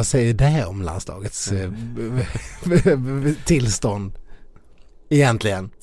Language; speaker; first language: Swedish; native; Swedish